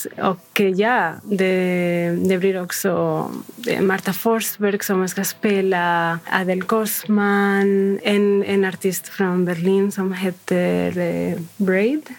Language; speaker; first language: Swedish; non-native, fluent; Spanish